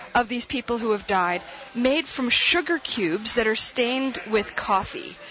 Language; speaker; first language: English; native; English